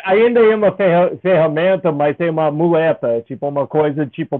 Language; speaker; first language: Portuguese; non-native, fluent; English